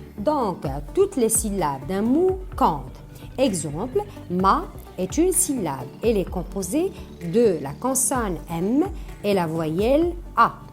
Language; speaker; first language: French; non-native, local second language; Arabic